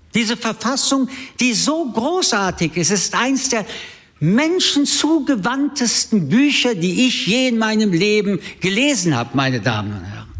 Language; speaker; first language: German; early bilingual, other home language; French